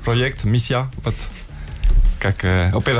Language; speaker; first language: Russian; non-native, learner; French